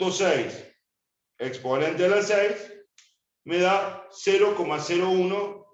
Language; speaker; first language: Spanish; native; Spanish